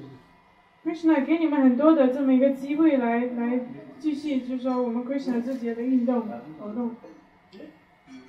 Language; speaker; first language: Chinese; native; Chinese